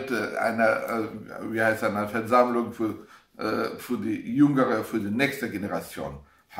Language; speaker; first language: German; non-native, learner; Pashto